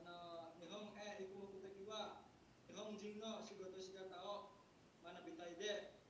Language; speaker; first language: Japanese; non-native, learner; Indonesian